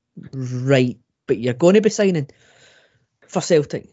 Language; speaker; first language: English; native; English